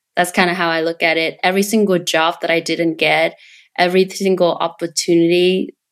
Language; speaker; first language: English; non-native, fluent; Vietnamese